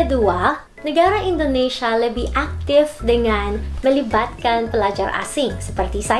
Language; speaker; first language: Indonesian; non-native, fluent; Filipino